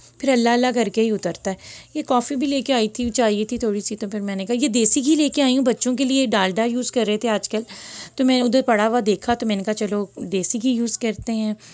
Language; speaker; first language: Urdu; native; Urdu